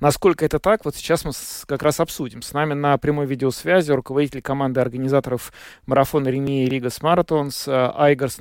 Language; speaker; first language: Russian; native; Russian